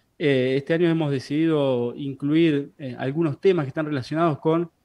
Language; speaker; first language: Spanish; native; Spanish